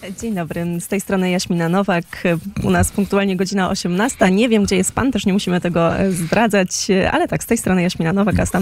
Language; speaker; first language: Polish; native; Polish